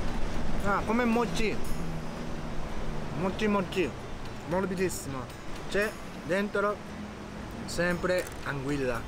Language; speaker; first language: Italian; non-native, learner; Japanese